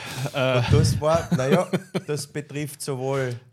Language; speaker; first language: German; native; German